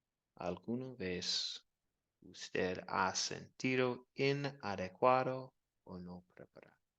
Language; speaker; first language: Spanish; non-native, fluent; English